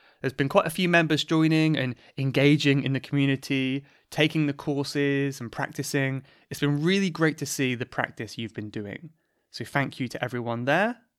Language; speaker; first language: English; native; English